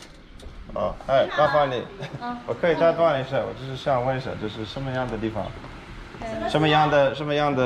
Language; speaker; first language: Chinese; non-native, fluent; English